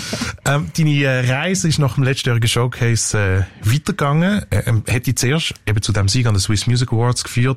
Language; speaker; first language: German; native; German